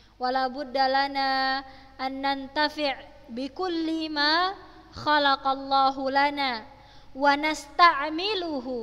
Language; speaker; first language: Arabic; non-native, fluent; Indonesian